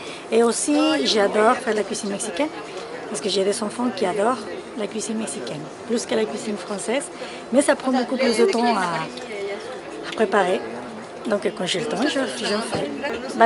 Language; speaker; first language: French; non-native, fluent; Spanish